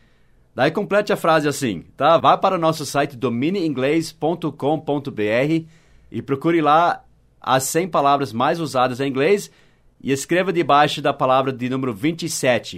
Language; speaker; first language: Portuguese; non-native, fluent; English